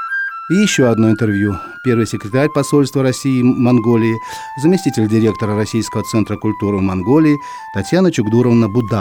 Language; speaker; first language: Russian; native; Russian